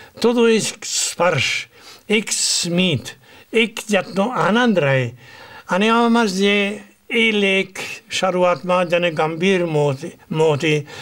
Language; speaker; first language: Gujarati; non-native, fluent; Spanish